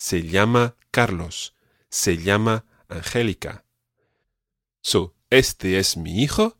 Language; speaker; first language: Spanish; non-native, fluent; English